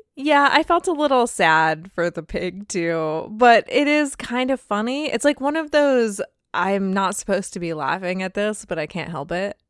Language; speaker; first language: English; native; English